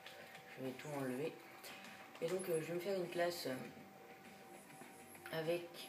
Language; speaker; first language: French; native; French